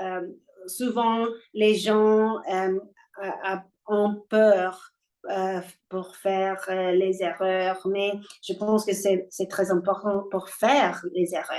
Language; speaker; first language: French; non-native, learner; English